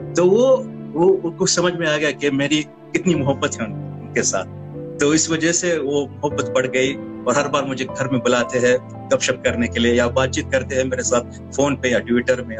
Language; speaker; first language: Hindi; non-native, fluent; Arabic